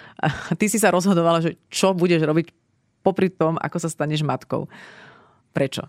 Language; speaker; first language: Slovak; native; Slovak